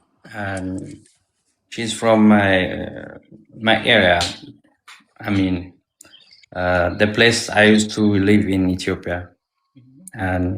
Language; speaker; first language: English; non-native, learner; Amharic